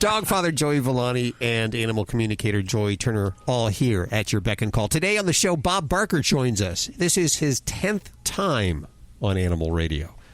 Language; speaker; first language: English; native; English